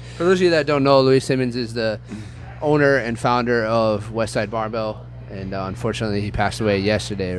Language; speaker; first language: English; native; English